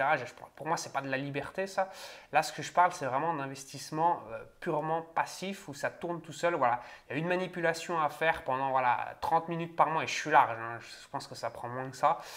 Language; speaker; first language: French; native; French